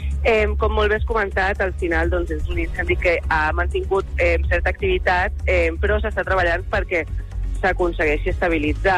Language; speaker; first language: Catalan; native; Catalan